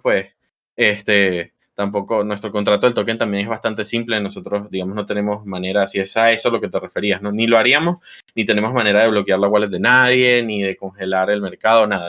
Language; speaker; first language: Spanish; native; Spanish